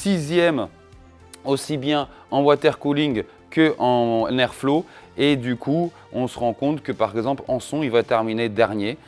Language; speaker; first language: French; native; French